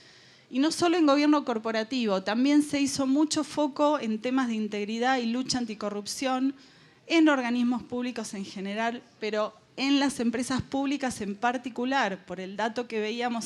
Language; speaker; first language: Spanish; native; Spanish